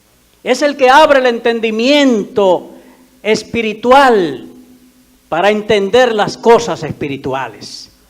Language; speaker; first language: Spanish; native; Spanish